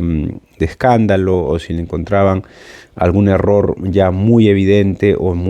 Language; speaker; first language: Spanish; native; Spanish